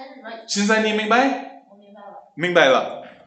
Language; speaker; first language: Chinese; non-native, learner; English